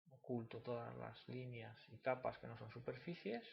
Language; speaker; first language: Spanish; native; Spanish